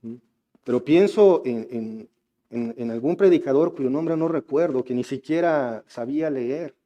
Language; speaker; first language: Spanish; native; Spanish